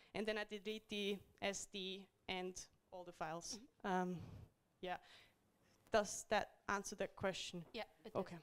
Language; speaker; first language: English; non-native, fluent; German